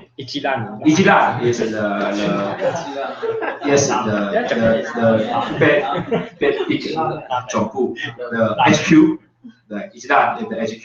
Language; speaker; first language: English; non-native, learner; Chinese